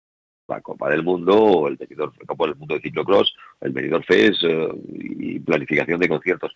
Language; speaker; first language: Spanish; native; Spanish